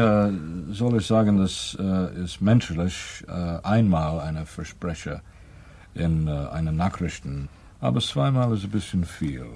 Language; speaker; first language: German; non-native, learner; English